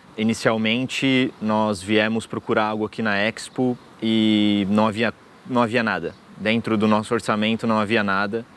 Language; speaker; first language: Portuguese; native; Portuguese